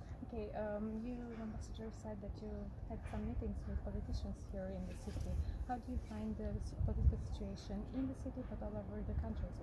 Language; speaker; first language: English; non-native, local second language; Albanian